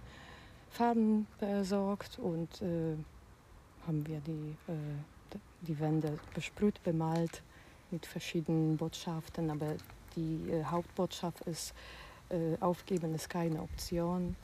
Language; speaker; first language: German; non-native, fluent; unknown